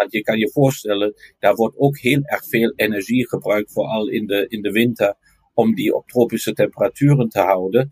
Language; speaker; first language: Dutch; non-native, fluent; German